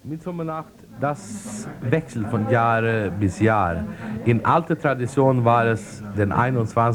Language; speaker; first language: German; non-native, fluent; Swedish